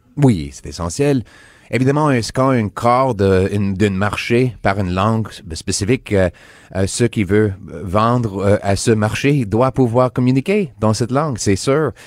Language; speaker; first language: French; non-native, local second language; English